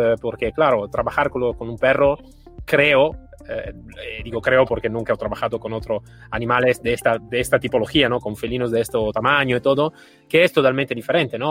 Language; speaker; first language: Spanish; non-native, fluent; Italian